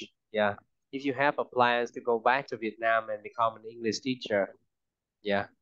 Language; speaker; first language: English; non-native, fluent; Vietnamese